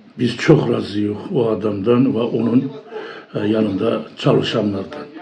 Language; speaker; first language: Turkish; early bilingual, heritage; Turkish